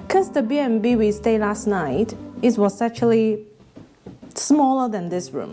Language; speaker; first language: English; non-native, local second language; Cantonese